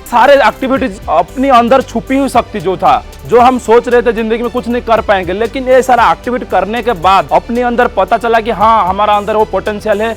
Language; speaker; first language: Hindi; non-native, local second language; Odia